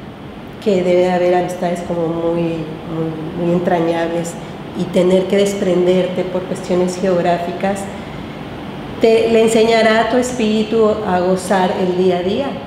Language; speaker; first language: Spanish; native; Spanish